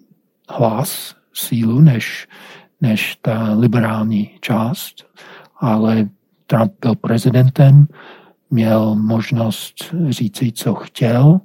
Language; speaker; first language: Czech; non-native, fluent; English